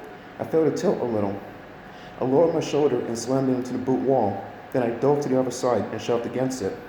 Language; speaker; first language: English; native; English